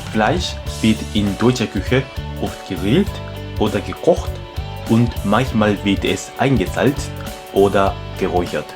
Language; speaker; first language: German; non-native, fluent; Japanese